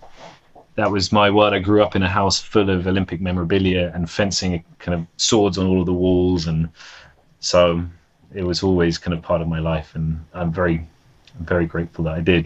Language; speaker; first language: English; native; English